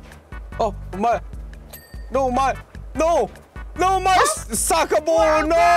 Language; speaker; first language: English; non-native, learner; Korean